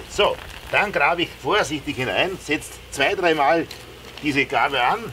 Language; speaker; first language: German; native; German